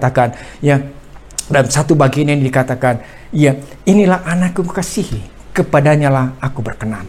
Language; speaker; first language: Indonesian; native; Indonesian